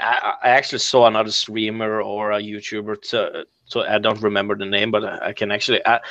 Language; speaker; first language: English; non-native, fluent; Norwegian